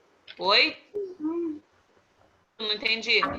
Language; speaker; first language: Portuguese; native; Portuguese